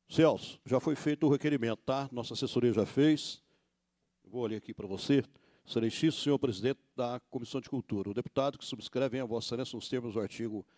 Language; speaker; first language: Portuguese; native; Portuguese